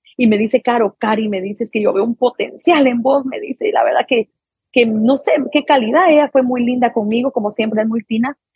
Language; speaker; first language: Spanish; native; Spanish